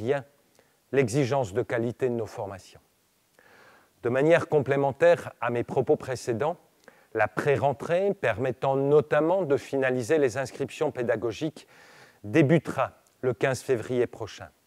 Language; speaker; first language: French; native; French